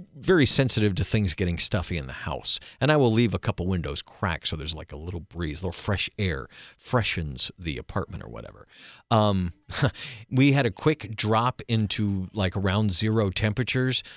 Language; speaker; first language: English; native; English